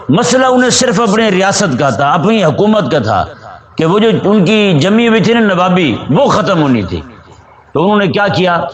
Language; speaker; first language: Urdu; non-native, local second language; Punjabi